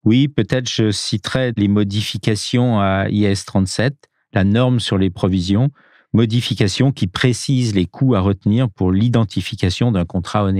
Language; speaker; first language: French; native; French